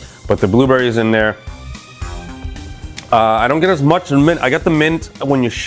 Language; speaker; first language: English; native; English